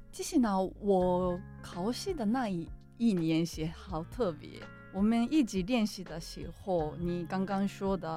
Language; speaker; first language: Chinese; non-native, fluent; Japanese